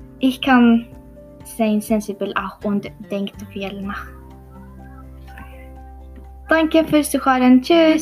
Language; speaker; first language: German; non-native, learner; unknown